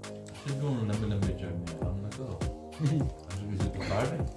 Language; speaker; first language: Arabic; non-native, learner; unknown